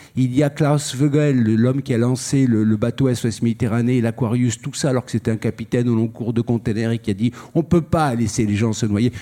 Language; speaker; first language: French; native; French